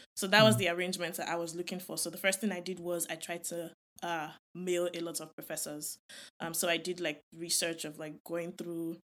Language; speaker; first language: English; non-native, local second language; Yoruba